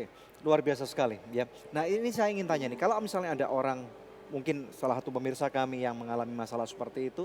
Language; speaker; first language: Indonesian; native; Indonesian